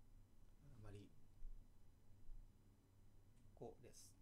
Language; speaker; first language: Japanese; non-native, fluent; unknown